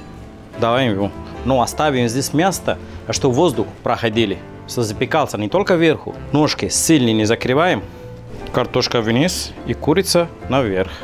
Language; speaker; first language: Russian; non-native, learner; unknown